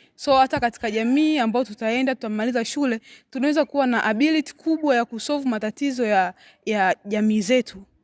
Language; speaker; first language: Swahili; native; Swahili